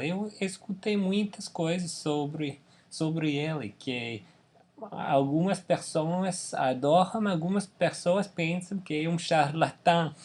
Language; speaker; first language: Portuguese; non-native, fluent; English